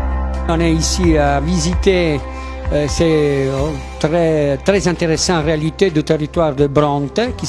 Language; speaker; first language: French; non-native, fluent; Italian